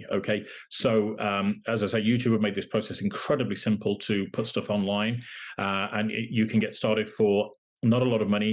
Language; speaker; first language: English; native; English